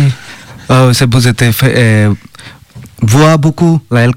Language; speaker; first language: French; non-native, learner; Bangla